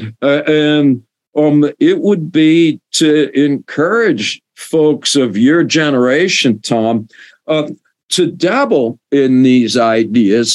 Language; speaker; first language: English; native; English